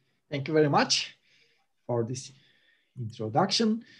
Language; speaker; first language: English; non-native, fluent; Turkish